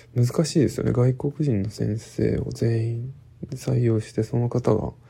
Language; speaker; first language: Japanese; native; Japanese